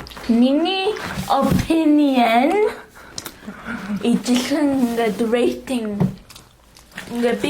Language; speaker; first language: Mongolian; early bilingual, heritage; Mongolian